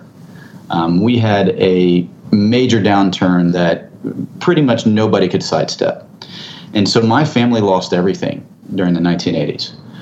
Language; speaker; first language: English; native; English